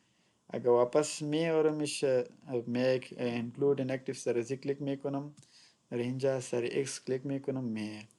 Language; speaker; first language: Persian; non-native, local second language; Pashto